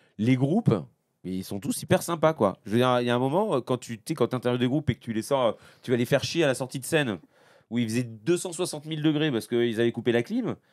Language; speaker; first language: French; native; French